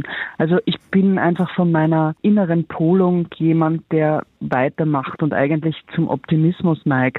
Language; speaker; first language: German; native; German